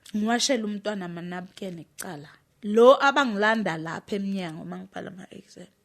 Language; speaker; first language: Zulu; native; Zulu